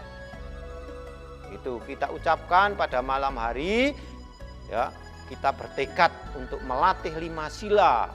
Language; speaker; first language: Indonesian; native; Indonesian